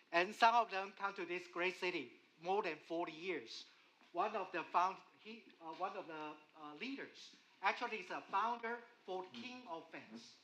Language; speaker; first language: English; non-native, fluent; Chinese